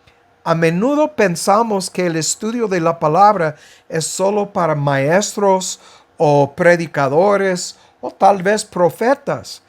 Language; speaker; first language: Spanish; non-native, fluent; English